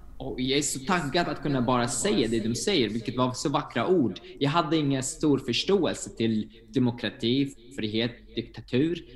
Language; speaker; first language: Swedish; non-native, fluent; Arabic